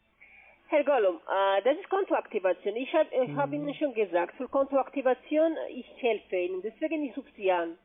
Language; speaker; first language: German; non-native, fluent; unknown